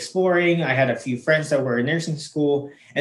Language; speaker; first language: English; non-native, local second language; Filipino